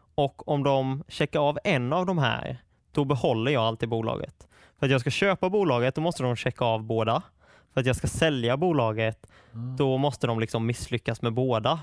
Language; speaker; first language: Swedish; native; Swedish